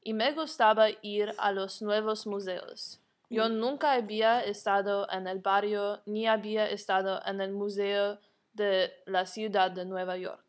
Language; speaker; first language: Spanish; non-native, learner; English